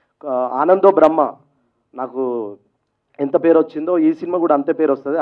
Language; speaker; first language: Telugu; native; Telugu